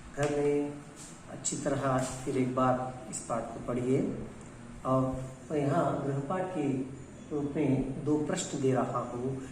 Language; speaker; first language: Hindi; non-native, local second language; Kannada